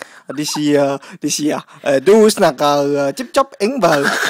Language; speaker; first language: Danish; non-native, learner; Vietnamese